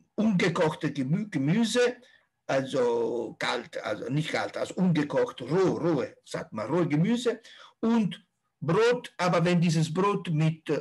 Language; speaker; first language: German; non-native, fluent; Italian